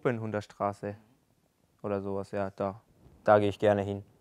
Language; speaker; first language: German; non-native, learner; Japanese